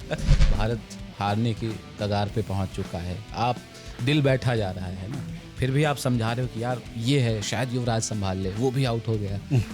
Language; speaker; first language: Hindi; native; Hindi